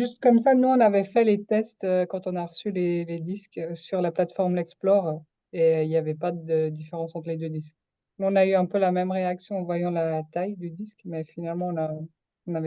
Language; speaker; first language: French; native; French